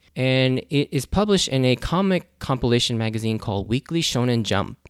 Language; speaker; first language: English; native; English